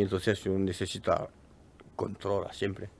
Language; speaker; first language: Spanish; non-native, learner; French